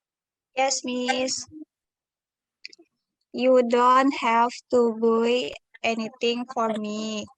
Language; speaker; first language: English; non-native, learner; Indonesian